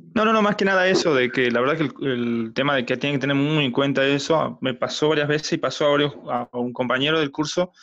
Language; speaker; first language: Spanish; native; Spanish